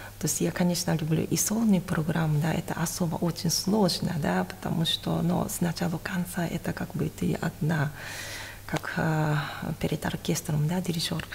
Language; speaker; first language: Russian; non-native, fluent; Japanese